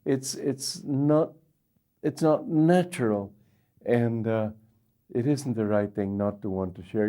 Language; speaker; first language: English; native; English